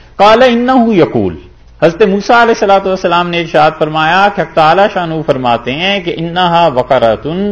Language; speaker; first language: Urdu; native; Urdu